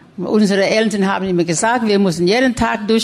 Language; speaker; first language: German; non-native, learner; Thai